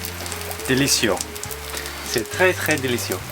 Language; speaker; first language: French; non-native, learner; English